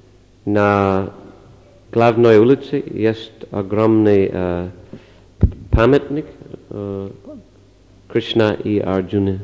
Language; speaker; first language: Russian; non-native, fluent; English